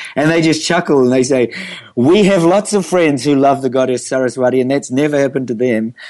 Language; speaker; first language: English; native; English